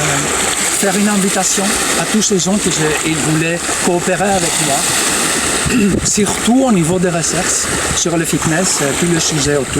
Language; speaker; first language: French; non-native, fluent; Greek